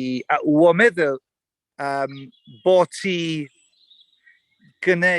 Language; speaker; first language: Welsh; non-native, learner; English